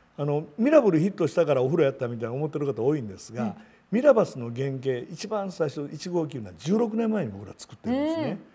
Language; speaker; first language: Japanese; native; Japanese